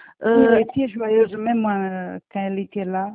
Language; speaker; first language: French; non-native, learner; Portuguese